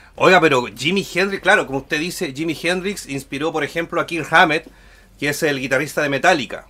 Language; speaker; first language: Spanish; native; Spanish